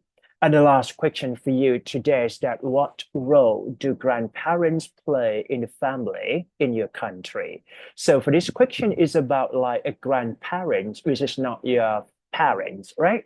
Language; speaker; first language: English; non-native, fluent; Thai